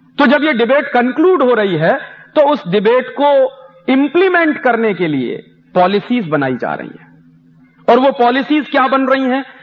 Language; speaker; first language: Hindi; native; Hindi